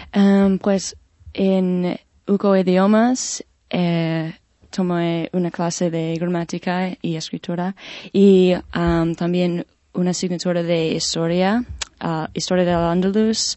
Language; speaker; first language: Spanish; non-native, fluent; English